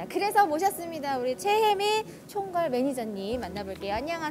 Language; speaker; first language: Korean; native; Korean